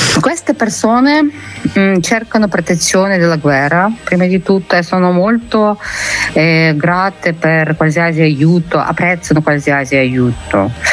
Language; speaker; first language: Italian; non-native, fluent; Ukrainian